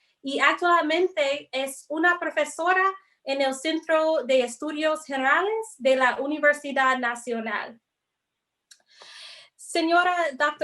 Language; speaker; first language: Spanish; non-native, fluent; English